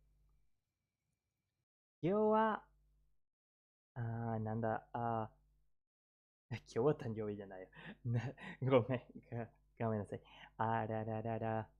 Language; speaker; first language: Japanese; non-native, learner; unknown